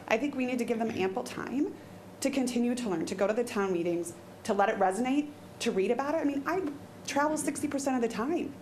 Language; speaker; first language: English; native; English